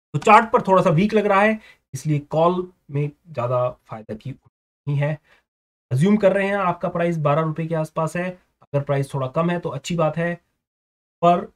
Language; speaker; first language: Hindi; native; Hindi